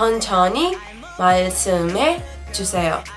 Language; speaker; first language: Korean; non-native, fluent; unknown